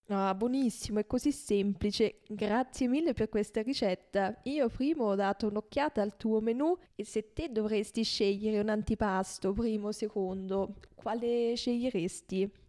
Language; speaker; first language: Italian; non-native, fluent; German